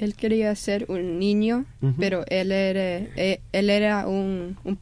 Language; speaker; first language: Spanish; early bilingual, heritage; Spanish